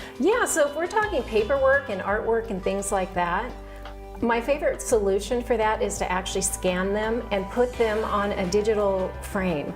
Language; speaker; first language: English; native; English